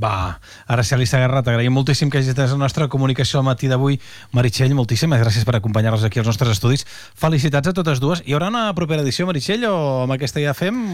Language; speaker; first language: Catalan; native; Catalan